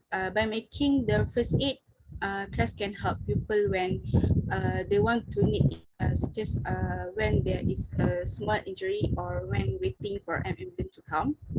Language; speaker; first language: English; non-native, learner; Malay